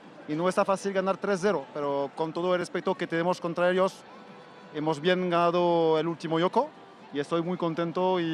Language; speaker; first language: Spanish; non-native, fluent; French